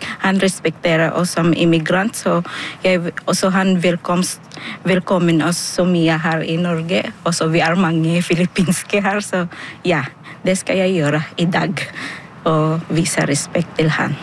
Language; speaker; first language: Norwegian; non-native, fluent; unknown